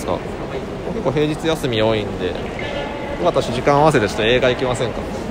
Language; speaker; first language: Japanese; native; Japanese